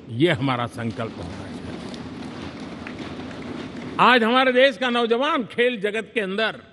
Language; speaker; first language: Hindi; non-native, local second language; Gujarati